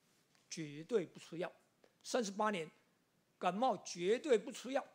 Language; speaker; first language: Chinese; native; Chinese